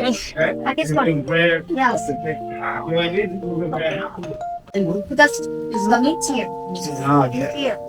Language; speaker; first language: English; non-native, fluent; Vietnamese